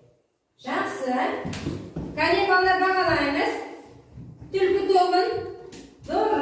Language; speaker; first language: Kazakh; native; Kazakh